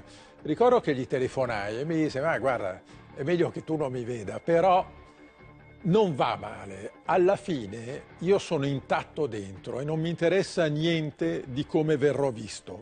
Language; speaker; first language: Italian; native; Italian